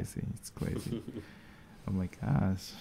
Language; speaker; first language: English; non-native, learner; Japanese